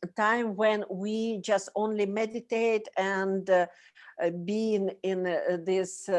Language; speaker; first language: English; non-native, learner; Russian